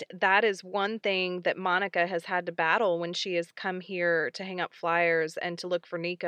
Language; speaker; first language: English; native; English